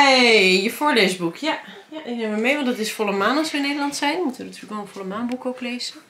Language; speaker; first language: Dutch; native; Dutch